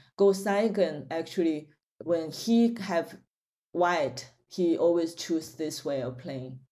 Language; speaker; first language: English; non-native, fluent; Chinese